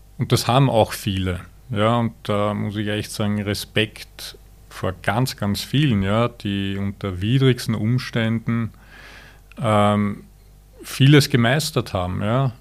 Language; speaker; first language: German; native; German